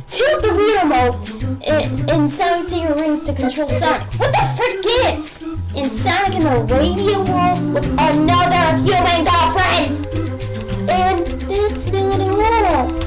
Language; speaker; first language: English; native; English